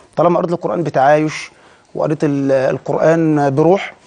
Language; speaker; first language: Arabic; native; Arabic